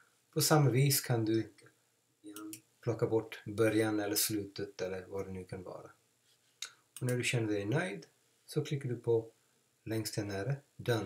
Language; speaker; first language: Swedish; non-native, fluent; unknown